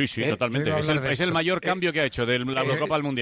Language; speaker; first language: Spanish; native; Spanish